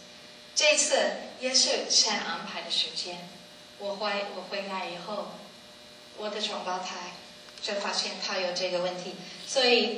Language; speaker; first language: Chinese; non-native, learner; English